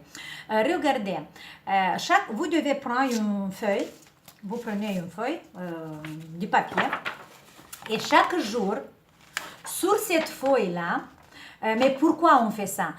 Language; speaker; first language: French; non-native, fluent; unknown